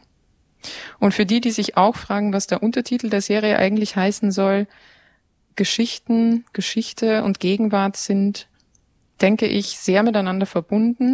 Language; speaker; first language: German; native; German